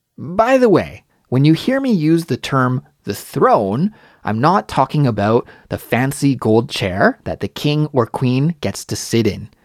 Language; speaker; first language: English; native; English